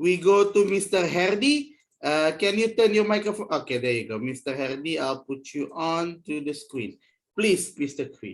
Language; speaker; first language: English; non-native, fluent; Indonesian